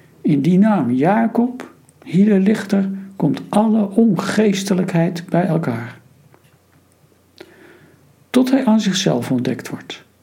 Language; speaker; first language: Dutch; native; Dutch